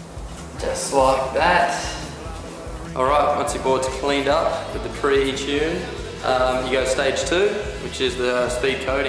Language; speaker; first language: English; native; English